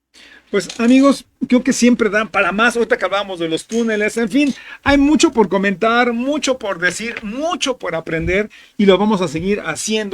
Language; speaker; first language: Spanish; native; Spanish